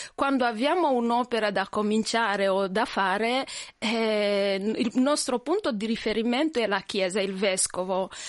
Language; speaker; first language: Italian; non-native, fluent; Swahili